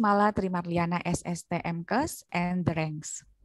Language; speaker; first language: English; non-native, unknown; Indonesian